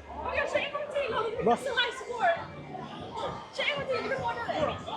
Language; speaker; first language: Swedish; early bilingual, other home language; Mongolian